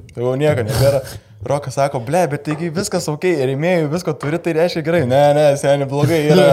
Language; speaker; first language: Lithuanian; native; Lithuanian